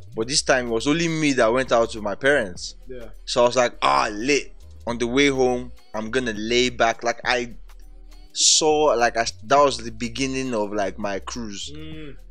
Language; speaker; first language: English; non-native, local second language; Yoruba